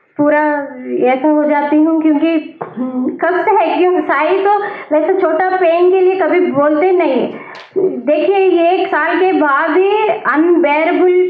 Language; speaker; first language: Hindi; non-native, local second language; Telugu